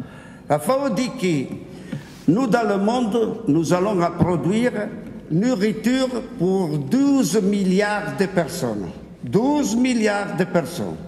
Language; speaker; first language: French; non-native, fluent; Italian